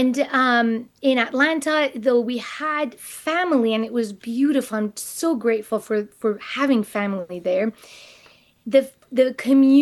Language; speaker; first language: English; non-native, fluent; Persian